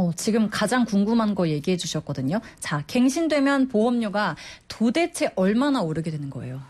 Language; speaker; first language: Korean; native; Korean